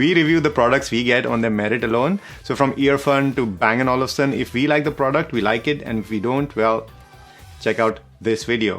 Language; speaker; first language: English; non-native, fluent; Dutch